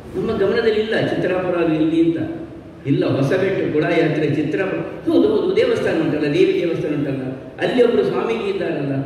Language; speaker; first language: Kannada; non-native, local second language; Tulu